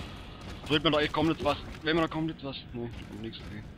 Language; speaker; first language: German; native; German